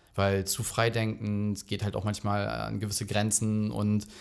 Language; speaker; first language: German; native; German